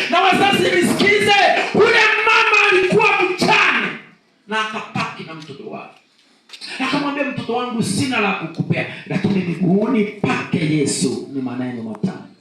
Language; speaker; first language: Swahili; non-native, local second language; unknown